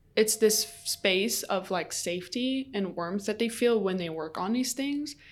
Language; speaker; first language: English; early bilingual, other home language; Arabic